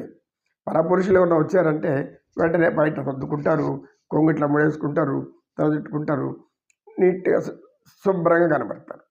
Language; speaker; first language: Telugu; native; Telugu